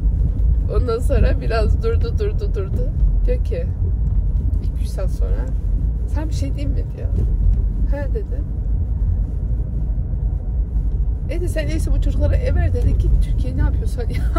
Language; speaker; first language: Turkish; early bilingual, heritage; Turkish